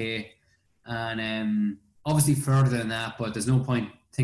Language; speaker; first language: English; native; English